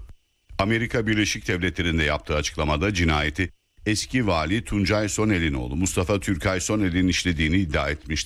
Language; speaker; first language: Turkish; native; Turkish